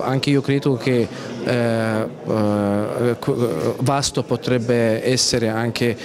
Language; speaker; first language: Italian; non-native, fluent; Azerbaijani